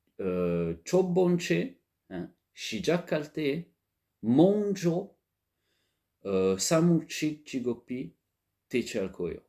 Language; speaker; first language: Korean; non-native, learner; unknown